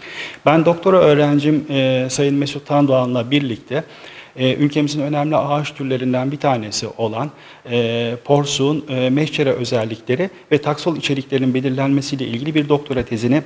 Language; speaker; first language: Turkish; native; Turkish